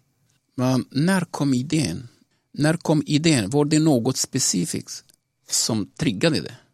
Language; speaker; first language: Swedish; non-native, local second language; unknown